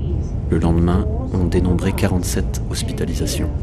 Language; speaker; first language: French; native; French